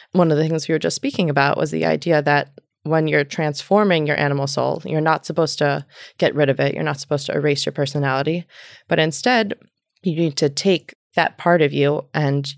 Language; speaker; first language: English; native; English